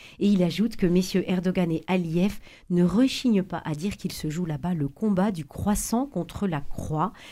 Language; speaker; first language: French; native; French